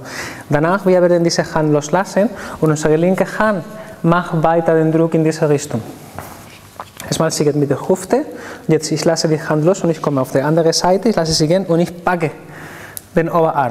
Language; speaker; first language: German; non-native, fluent; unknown